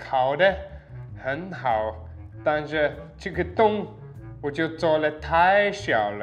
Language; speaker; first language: Chinese; non-native, fluent; German